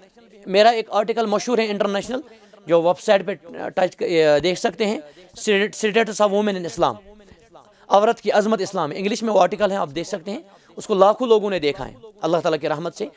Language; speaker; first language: Hindi; non-native, local second language; Kashmiri